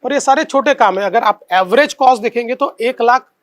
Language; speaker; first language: Hindi; non-native, local second language; Marathi